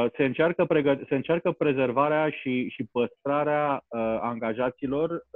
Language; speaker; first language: Romanian; native; Romanian